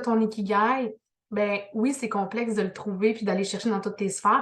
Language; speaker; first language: French; native; French